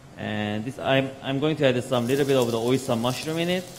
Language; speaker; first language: English; non-native, learner; Korean